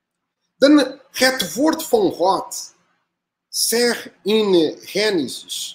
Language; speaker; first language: Dutch; non-native, learner; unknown